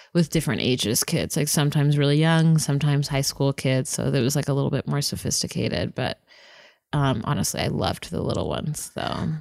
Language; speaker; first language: English; native; English